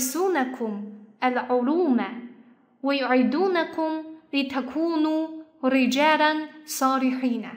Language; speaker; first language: Arabic; non-native, fluent; Chinese